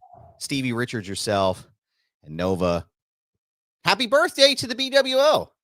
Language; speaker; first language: English; native; English